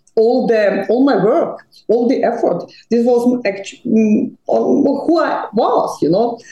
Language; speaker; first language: English; non-native, fluent; Serbian